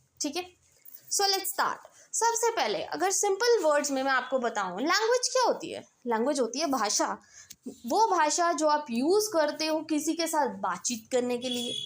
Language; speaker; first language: Hindi; non-native, local second language; Punjabi